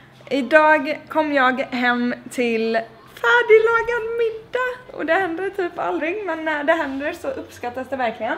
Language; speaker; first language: Swedish; native; Swedish